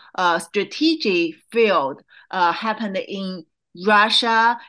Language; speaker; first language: English; non-native, fluent; Chinese